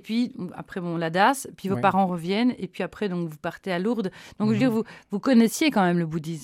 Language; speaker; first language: French; native; French